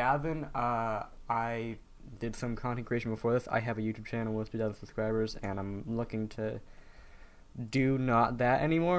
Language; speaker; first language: English; native; English